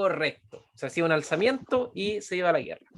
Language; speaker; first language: Spanish; native; Spanish